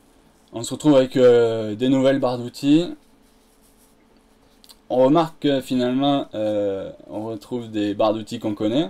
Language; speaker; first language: French; native; French